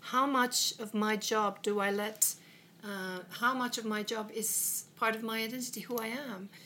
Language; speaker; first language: English; non-native, fluent; Swedish